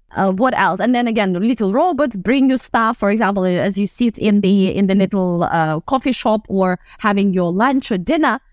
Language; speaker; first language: English; non-native, fluent; Russian